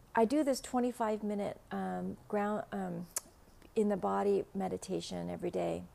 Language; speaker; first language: English; non-native, fluent; Vietnamese